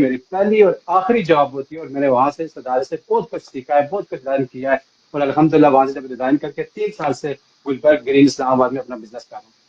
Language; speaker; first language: Urdu; non-native, local second language; Northern Hindko